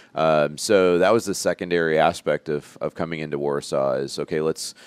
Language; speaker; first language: English; native; English